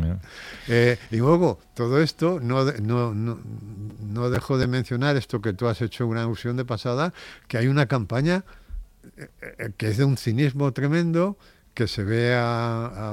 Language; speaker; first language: Spanish; native; Spanish